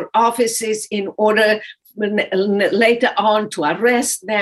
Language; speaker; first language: English; non-native, fluent; Romanian